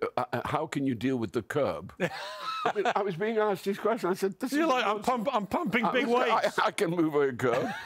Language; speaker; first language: English; native; English